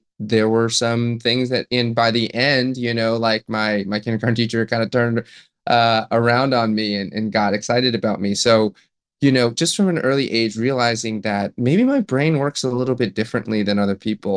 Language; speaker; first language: English; native; English